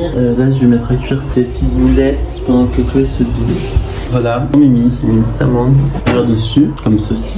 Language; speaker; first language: French; native; French